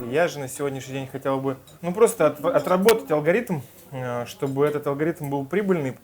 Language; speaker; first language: Russian; native; Russian